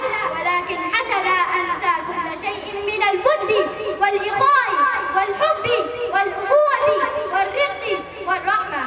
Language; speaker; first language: Arabic; non-native, learner; Urdu